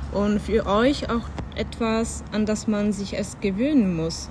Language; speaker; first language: German; non-native, fluent; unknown